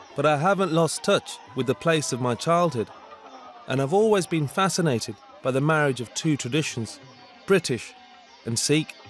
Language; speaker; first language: English; native; English